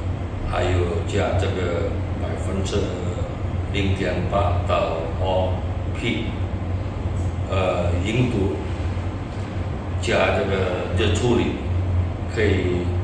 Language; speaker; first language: Chinese; non-native, learner; Indonesian